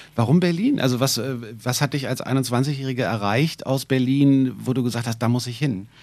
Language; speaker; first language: German; native; German